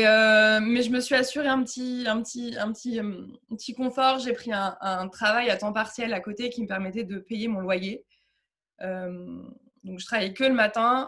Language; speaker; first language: French; native; French